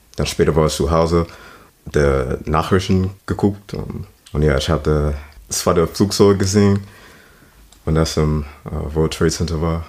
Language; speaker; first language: German; non-native, learner; English